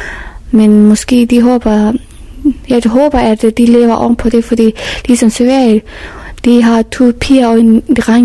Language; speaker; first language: Danish; non-native, fluent; Persian